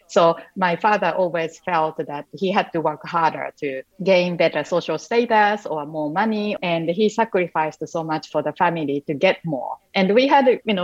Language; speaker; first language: English; non-native, fluent; Japanese